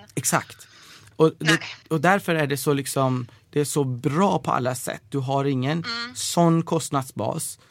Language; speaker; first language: Swedish; early bilingual, other home language; Persian